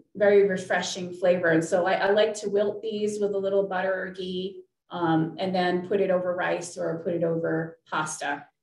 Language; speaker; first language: English; native; English